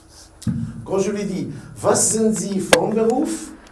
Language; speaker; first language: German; non-native, fluent; Arabic